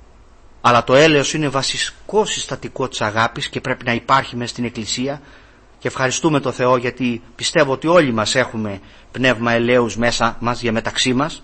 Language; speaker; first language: Greek; native; Greek